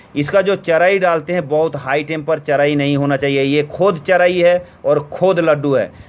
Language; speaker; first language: Hindi; non-native, local second language; Bangla